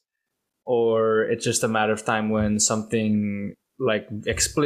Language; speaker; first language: English; non-native, local second language; Filipino